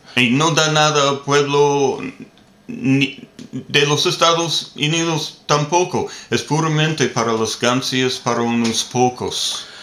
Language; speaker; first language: Spanish; non-native, learner; English